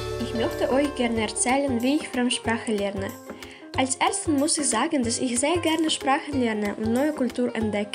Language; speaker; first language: German; non-native, fluent; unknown